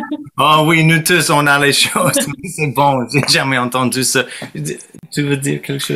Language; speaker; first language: French; non-native, fluent; English